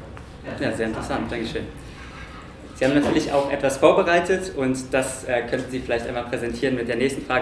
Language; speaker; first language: German; native; German